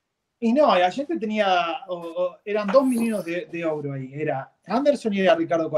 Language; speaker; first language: Portuguese; non-native, fluent; Spanish